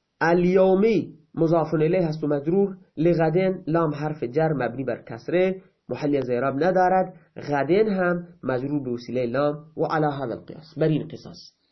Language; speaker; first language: Persian; non-native, local second language; Baluchi